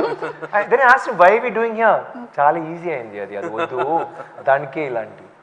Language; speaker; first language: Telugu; non-native, fluent; Tamil